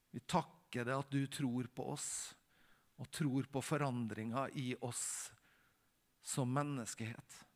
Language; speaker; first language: Norwegian; native; Norwegian